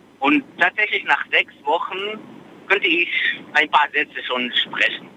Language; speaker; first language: German; non-native, fluent; Arabic